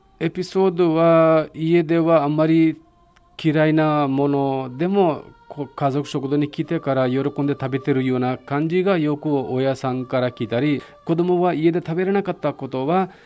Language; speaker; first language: Japanese; non-native, fluent; Hindi